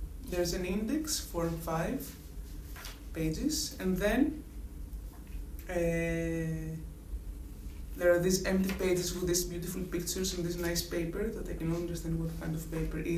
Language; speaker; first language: English; non-native, fluent; Greek